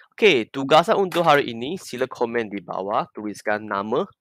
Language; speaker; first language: Malay; non-native, local second language; Chinese